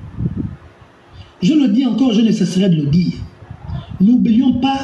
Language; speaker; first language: French; native; French